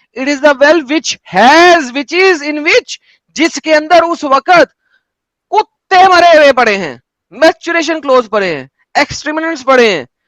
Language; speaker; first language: Hindi; native; Hindi